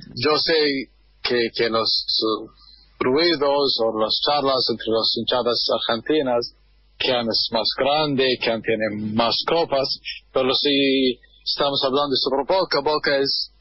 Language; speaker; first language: Spanish; non-native, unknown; Arabic